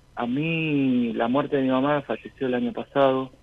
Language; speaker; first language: Spanish; native; Spanish